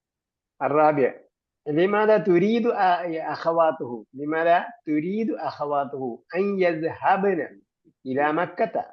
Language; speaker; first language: Arabic; non-native, fluent; Malayalam